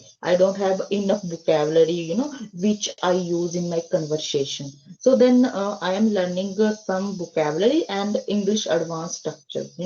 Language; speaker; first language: English; non-native, learner; Hindi